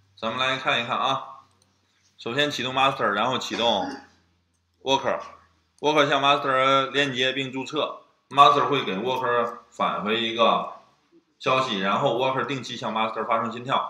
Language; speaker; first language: Chinese; native; Chinese